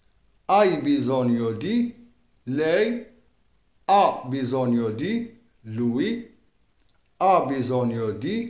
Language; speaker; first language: Italian; non-native, fluent; Arabic